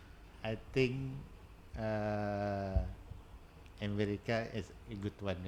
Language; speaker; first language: English; non-native, learner; Indonesian